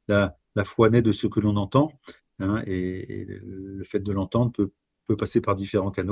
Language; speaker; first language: French; native; French